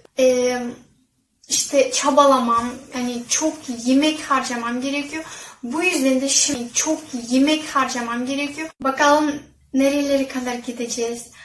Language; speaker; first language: Turkish; non-native, fluent; Kazakh